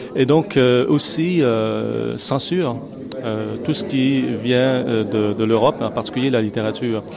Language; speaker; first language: French; native; French